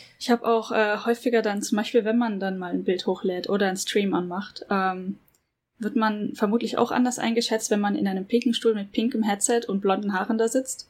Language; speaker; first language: German; native; German